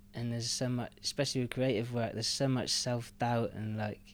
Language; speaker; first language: English; native; English